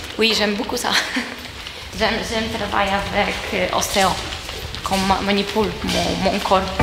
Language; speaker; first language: French; non-native, learner; Polish